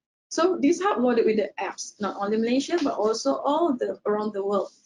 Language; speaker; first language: English; non-native, local second language; Malay